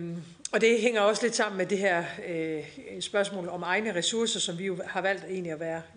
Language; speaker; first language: Danish; native; Danish